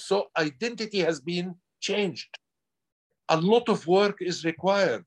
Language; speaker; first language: English; non-native, fluent; Arabic